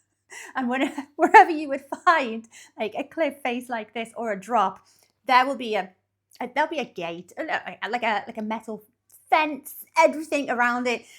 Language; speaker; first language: English; native; English